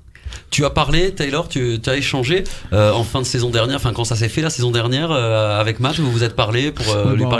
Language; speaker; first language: French; native; French